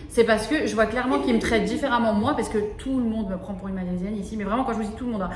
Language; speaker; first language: French; early bilingual, other home language; Arabic